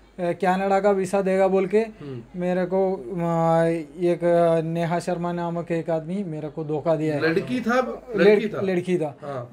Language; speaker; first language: Hindi; non-native, local second language; Malayalam